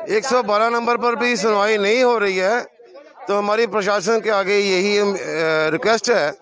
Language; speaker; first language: Hindi; native; Hindi